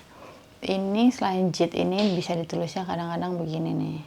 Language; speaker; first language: Indonesian; native; Indonesian